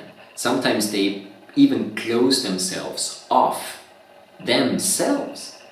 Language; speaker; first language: English; non-native, fluent; German